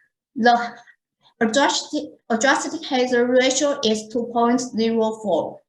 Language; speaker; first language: English; non-native, fluent; Chinese